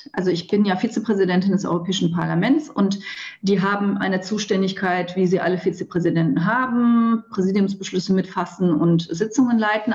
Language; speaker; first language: German; native; German